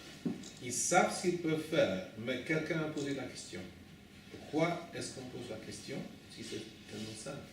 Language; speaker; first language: French; non-native, fluent; English